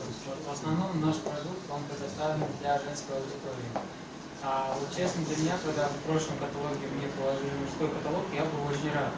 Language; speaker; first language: Russian; native; Russian